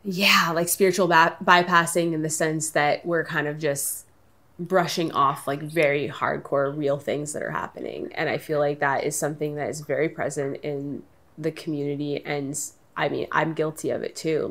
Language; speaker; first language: English; native; English